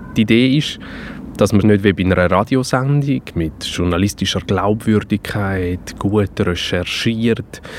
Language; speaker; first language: German; native; German